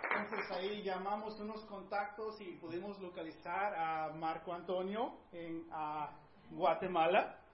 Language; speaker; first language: Spanish; early bilingual, heritage; Spanish